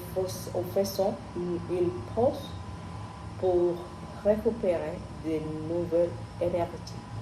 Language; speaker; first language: French; non-native, learner; Spanish